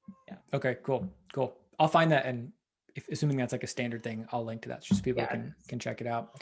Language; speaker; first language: English; native; English